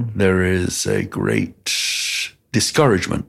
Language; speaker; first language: English; native; English